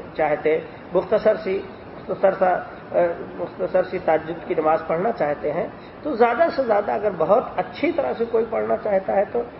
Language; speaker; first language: Urdu; native; Urdu